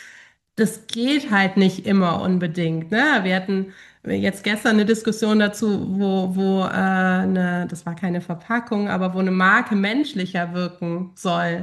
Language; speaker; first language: German; native; German